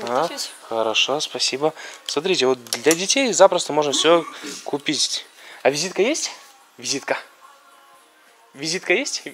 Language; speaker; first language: Russian; native; Russian